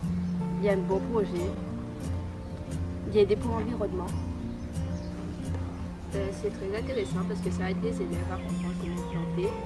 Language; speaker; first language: French; non-native, learner; Morisyen